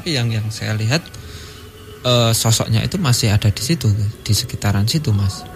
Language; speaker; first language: Indonesian; native; Indonesian